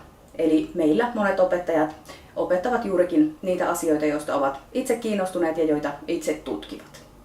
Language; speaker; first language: Finnish; native; Finnish